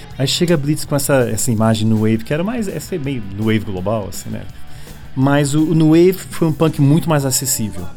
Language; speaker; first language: Portuguese; early bilingual, other home language; English